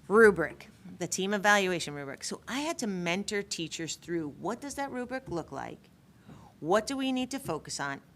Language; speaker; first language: English; native; English